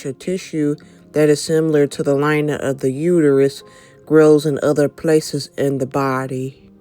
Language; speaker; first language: English; native; English